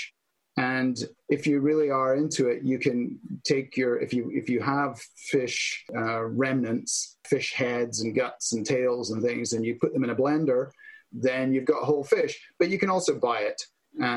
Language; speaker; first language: English; native; English